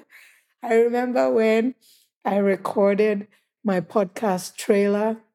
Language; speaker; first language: English; non-native, local second language; Igbo